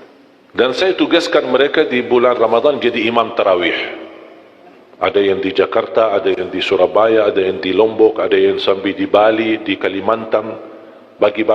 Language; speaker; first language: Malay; non-native, fluent; Arabic